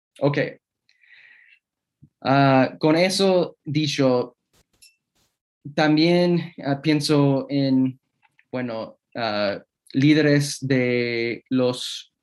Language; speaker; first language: Spanish; non-native, fluent; English